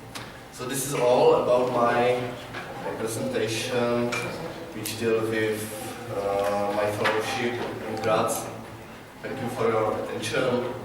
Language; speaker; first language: English; non-native, learner; Czech